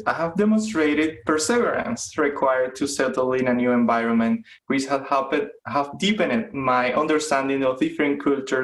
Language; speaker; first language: English; non-native, fluent; Spanish